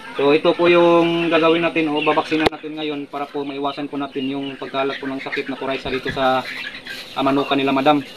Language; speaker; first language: Filipino; non-native, local second language; Cebuano